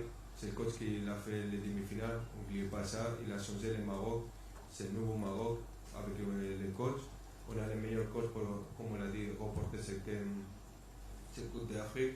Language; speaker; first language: French; non-native, fluent; Spanish